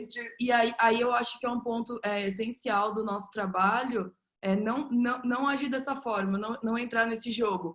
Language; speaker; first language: Portuguese; native; Portuguese